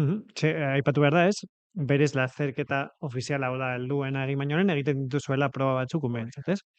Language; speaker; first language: Basque; native; Basque